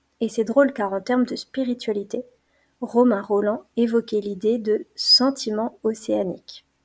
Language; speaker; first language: French; native; French